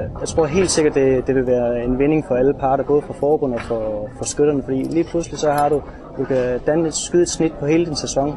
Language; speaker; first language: Danish; native; Danish